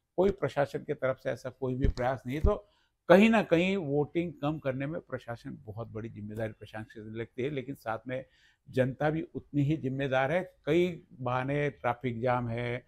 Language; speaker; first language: Hindi; non-native, local second language; Marathi